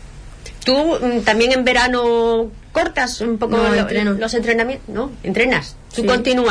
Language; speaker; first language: Spanish; native; Spanish